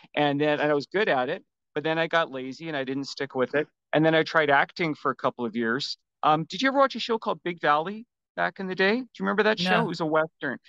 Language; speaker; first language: English; native; English